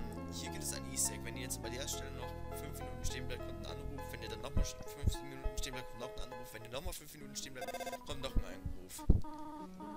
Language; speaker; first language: German; native; German